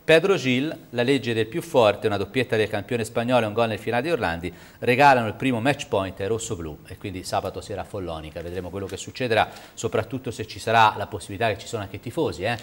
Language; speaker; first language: Italian; native; Italian